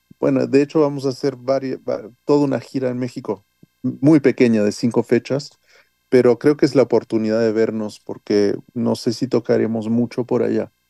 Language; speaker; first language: Spanish; early bilingual, heritage; French